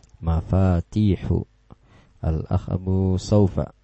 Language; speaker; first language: Arabic; non-native, fluent; Indonesian